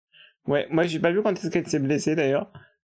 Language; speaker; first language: French; native; French